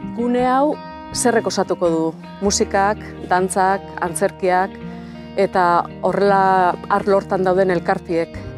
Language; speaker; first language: Basque; native; Basque